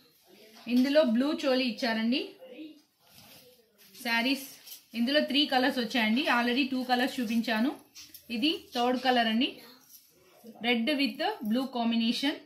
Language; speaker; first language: Telugu; native; Telugu